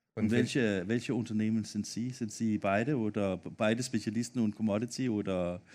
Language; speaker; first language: German; non-native, fluent; Danish